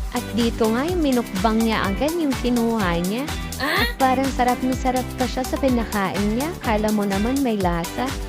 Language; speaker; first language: Filipino; non-native, local second language; Waray